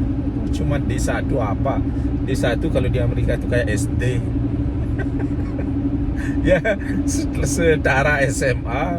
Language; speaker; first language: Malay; non-native, local second language; Balinese